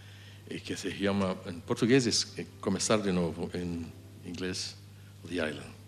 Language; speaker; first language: Portuguese; non-native, fluent; Spanish